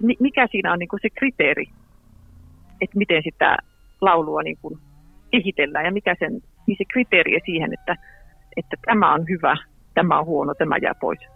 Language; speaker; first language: Finnish; native; Finnish